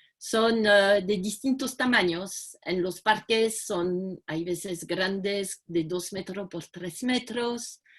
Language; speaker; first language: Spanish; non-native, fluent; French